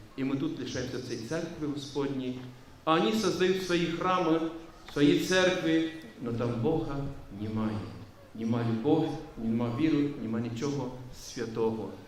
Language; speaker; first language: Ukrainian; non-native, local second language; Romanian